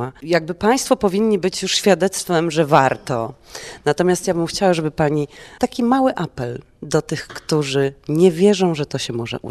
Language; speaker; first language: Polish; native; Polish